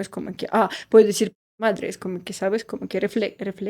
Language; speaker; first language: Spanish; non-native, fluent; Russian